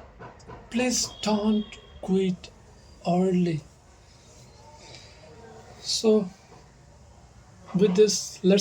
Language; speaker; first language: English; non-native, local second language; Nepali